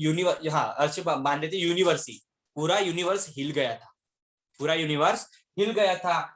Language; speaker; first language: Hindi; non-native, local second language; Marathi